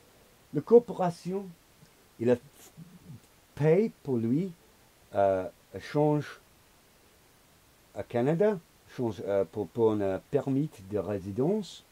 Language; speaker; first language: French; non-native, learner; English